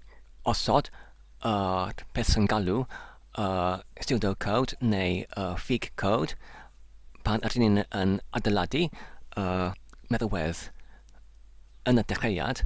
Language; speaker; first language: Welsh; non-native, learner; English